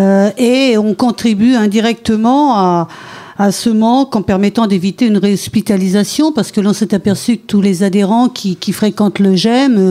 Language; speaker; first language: French; native; French